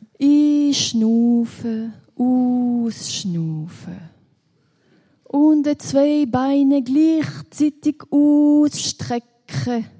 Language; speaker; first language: German; non-native, local second language; French